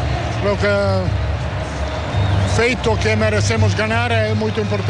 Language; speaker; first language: Portuguese; non-native, learner; Italian